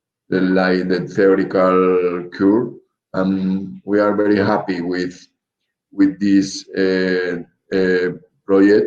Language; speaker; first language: English; non-native, learner; Spanish